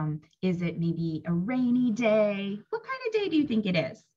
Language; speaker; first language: English; native; English